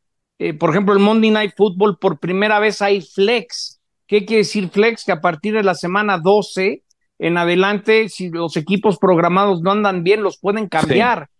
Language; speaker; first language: Spanish; native; Spanish